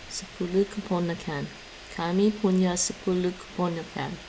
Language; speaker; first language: Indonesian; non-native, learner; English